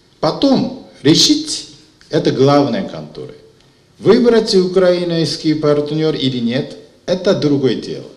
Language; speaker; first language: Russian; non-native, fluent; Japanese